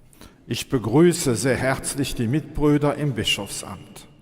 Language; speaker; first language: German; non-native, local second language; Luxembourgish